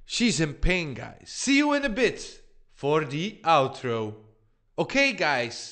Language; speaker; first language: English; non-native, fluent; Dutch